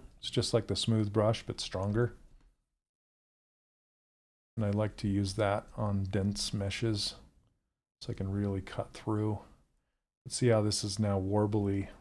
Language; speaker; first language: English; native; English